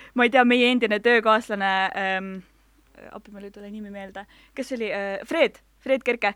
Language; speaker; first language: Estonian; non-native, local second language; Russian